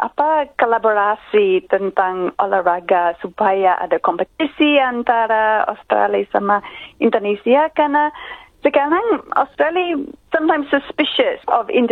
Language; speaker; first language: Indonesian; non-native, fluent; English